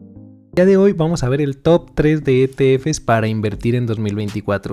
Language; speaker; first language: Spanish; native; Spanish